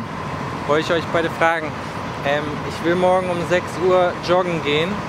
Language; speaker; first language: German; native; German